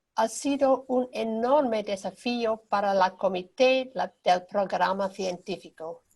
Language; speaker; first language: Spanish; non-native, learner; English